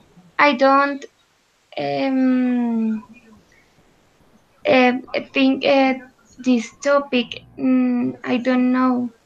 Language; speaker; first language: English; non-native, learner; Spanish